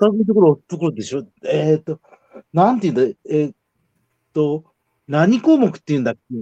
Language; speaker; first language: Japanese; native; Japanese